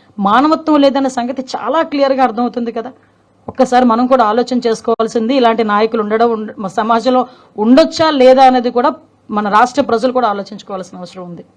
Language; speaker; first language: Telugu; native; Telugu